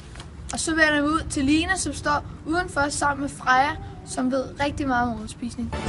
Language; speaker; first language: Danish; native; Danish